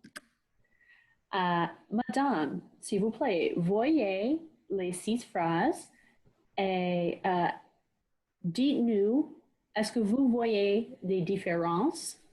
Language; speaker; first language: French; non-native, fluent; English